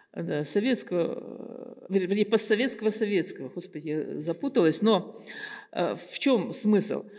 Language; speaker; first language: Russian; native; Russian